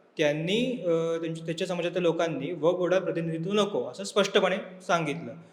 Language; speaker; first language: Marathi; native; Marathi